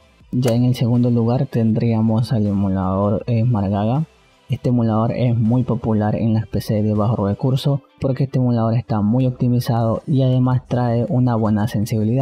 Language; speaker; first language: Spanish; native; Spanish